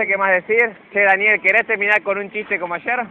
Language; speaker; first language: Spanish; native; Spanish